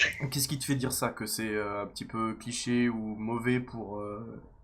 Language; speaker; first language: French; native; French